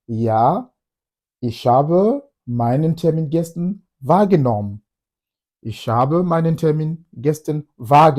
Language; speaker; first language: German; non-native, fluent; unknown